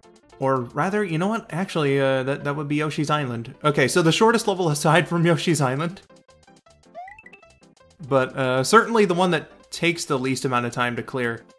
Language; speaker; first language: English; native; English